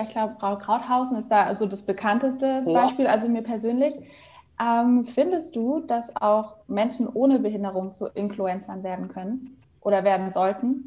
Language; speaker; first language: German; native; German